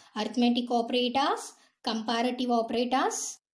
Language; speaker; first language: English; non-native, local second language; Tamil